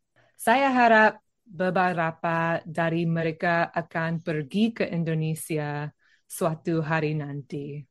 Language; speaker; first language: Indonesian; non-native, learner; English